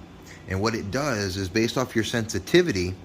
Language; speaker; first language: English; native; English